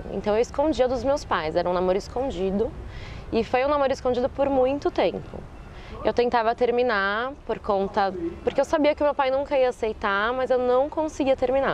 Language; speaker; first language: Portuguese; early bilingual, other home language; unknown